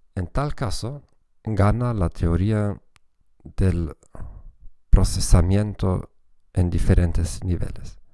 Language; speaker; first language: Spanish; non-native, fluent; German